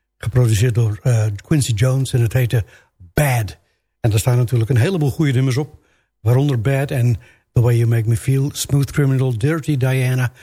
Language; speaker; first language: Dutch; native; Dutch